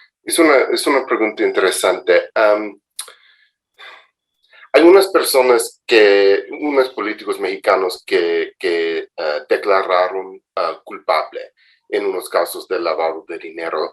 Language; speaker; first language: Spanish; non-native, fluent; English